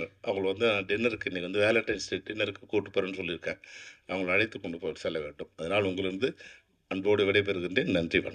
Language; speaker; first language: Tamil; native; Tamil